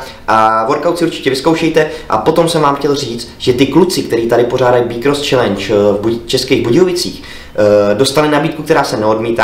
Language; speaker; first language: Czech; native; Czech